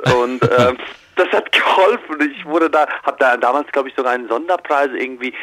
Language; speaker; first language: German; early bilingual, heritage; Croatian